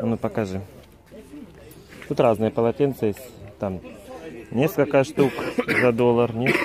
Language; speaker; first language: Russian; native; Russian